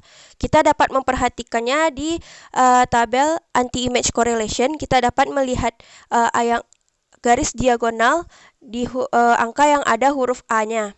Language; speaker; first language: Indonesian; native; Indonesian